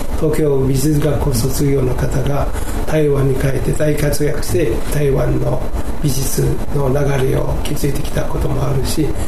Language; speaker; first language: Japanese; non-native, fluent; Chinese